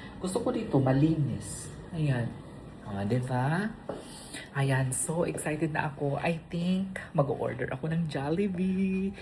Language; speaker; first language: Filipino; non-native, local second language; Cebuano